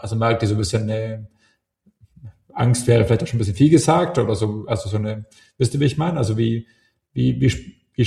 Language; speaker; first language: German; native; German